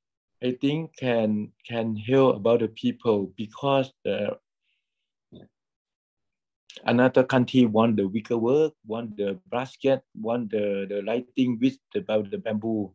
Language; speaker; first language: English; non-native, learner; Thai